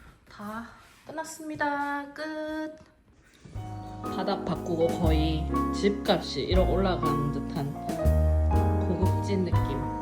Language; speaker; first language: Korean; native; Korean